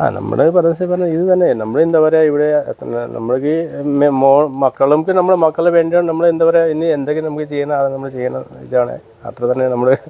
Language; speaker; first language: Malayalam; non-native, learner; Nepali